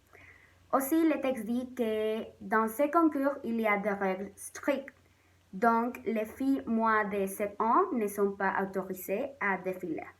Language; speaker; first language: French; non-native, learner; Spanish